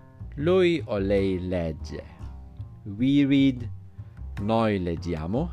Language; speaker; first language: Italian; non-native, fluent; English